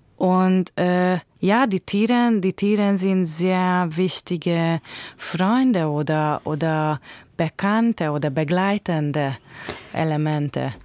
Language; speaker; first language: German; non-native, fluent; Hungarian